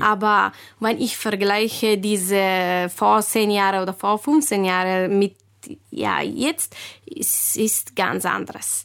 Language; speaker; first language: German; non-native, learner; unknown